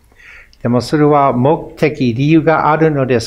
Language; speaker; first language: Japanese; non-native, fluent; English